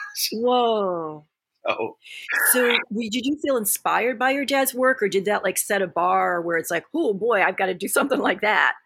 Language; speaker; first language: English; early bilingual, other home language; Japanese